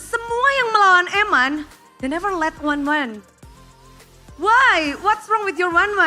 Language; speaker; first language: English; non-native, fluent; Indonesian